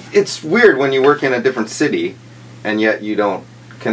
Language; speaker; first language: English; native; English